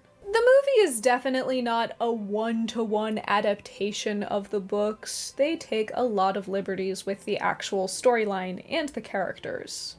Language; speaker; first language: English; native; English